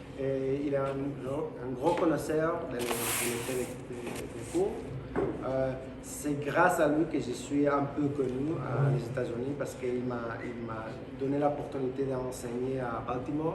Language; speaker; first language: French; non-native, fluent; Spanish